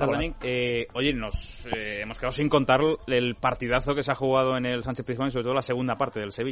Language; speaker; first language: Spanish; native; Spanish